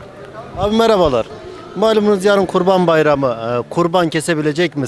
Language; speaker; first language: Turkish; native; Turkish